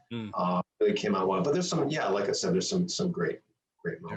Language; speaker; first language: English; native; English